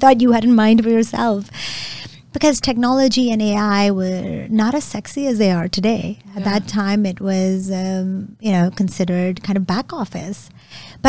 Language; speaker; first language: English; non-native, local second language; Urdu